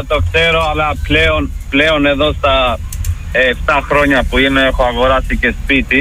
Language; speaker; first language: Greek; non-native, fluent; Albanian